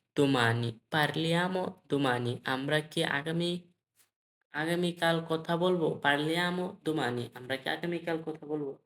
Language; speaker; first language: Bangla; native; Bangla